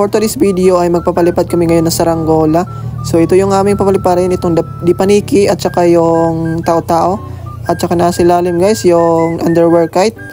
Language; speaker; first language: Filipino; non-native, local second language; Cebuano